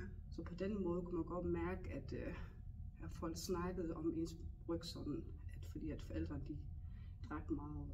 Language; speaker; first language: Danish; non-native, local second language; Faroese